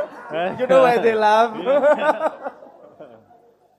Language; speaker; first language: English; non-native, fluent; Indonesian